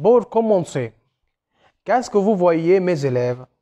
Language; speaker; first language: French; non-native, fluent; Arabic